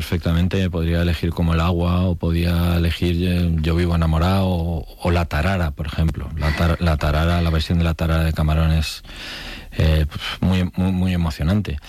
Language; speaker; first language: Spanish; native; Spanish